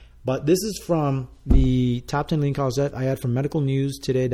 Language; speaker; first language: English; non-native, fluent; Spanish